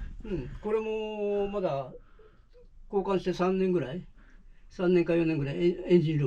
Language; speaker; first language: Japanese; native; Japanese